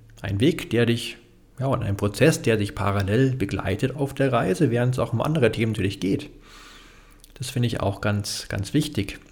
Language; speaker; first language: German; native; German